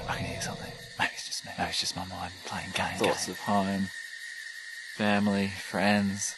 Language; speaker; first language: English; native; English